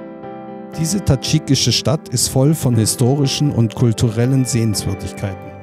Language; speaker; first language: German; native; German